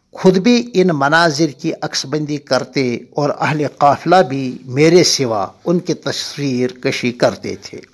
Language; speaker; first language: Urdu; non-native, local second language; Kashmiri